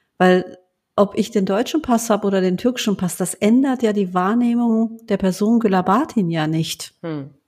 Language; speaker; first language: German; early bilingual, other home language; Turkish